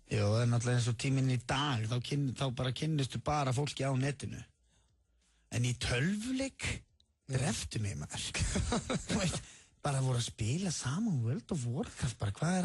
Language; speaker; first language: Icelandic; native; Icelandic